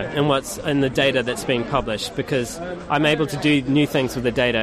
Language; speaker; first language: English; native; English